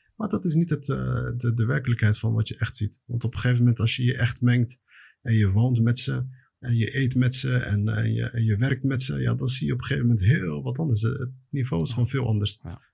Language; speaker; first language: Dutch; native; Dutch